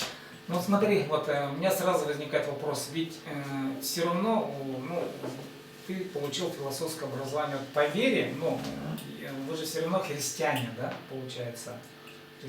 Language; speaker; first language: Russian; native; Russian